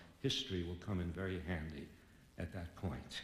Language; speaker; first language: English; native; English